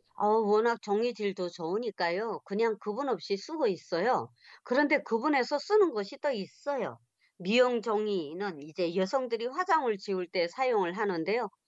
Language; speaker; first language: Korean; native; Korean